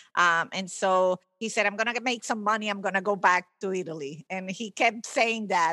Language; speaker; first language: English; non-native, fluent; Italian